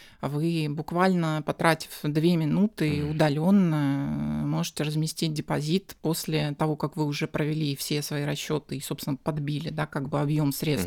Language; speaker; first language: Russian; native; Russian